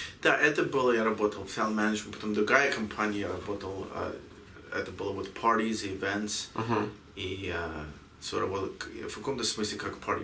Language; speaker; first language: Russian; early bilingual, heritage; Russian